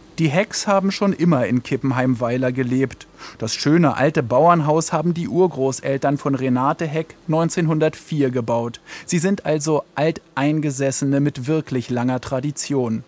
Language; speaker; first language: German; native; German